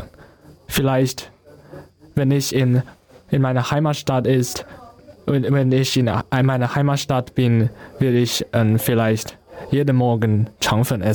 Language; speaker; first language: German; non-native, learner; Chinese